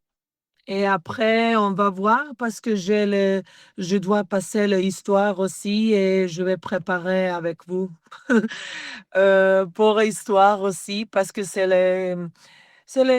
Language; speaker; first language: French; non-native, learner; Serbian